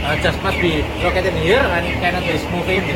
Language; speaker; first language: English; non-native, learner; Indonesian